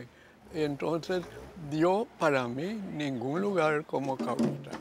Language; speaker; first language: Spanish; non-native, local second language; English